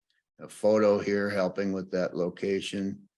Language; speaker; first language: English; native; English